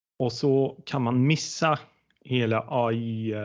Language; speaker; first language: Swedish; non-native, fluent; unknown